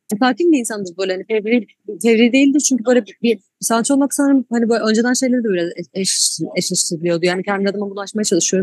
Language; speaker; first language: Turkish; native; Turkish